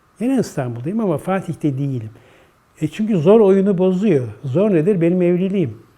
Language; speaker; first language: Turkish; native; Turkish